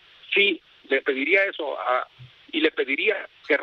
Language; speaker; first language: Spanish; native; Spanish